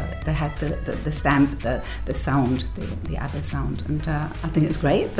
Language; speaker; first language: English; native; English